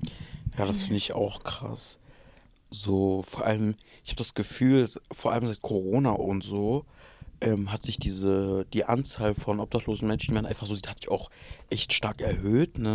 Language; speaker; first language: German; early bilingual, other home language; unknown